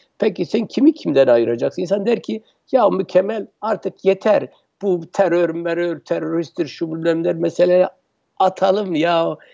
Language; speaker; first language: Turkish; non-native, local second language; Kurdish